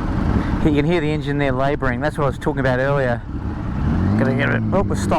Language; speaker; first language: English; native; English